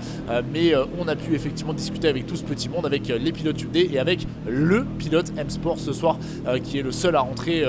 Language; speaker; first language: French; native; French